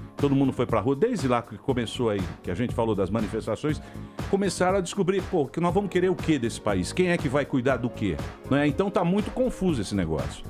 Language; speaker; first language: Portuguese; native; Portuguese